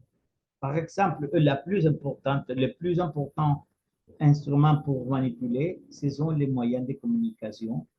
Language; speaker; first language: French; non-native, fluent; Spanish